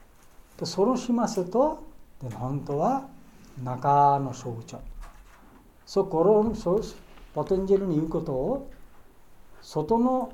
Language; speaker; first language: Japanese; non-native, learner; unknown